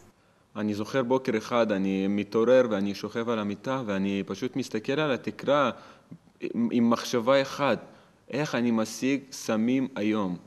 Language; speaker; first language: Hebrew; non-native, fluent; Russian